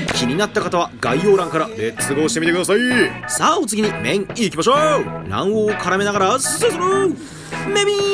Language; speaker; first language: Japanese; native; Japanese